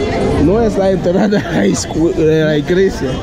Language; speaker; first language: Spanish; non-native, learner; Haitian Creole